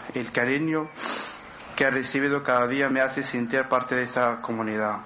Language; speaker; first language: Spanish; non-native, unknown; Arabic